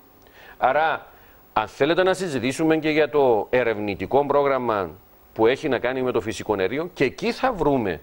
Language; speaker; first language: Greek; native; Greek